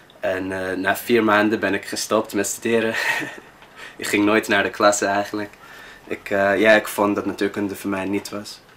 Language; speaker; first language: Dutch; non-native, fluent; English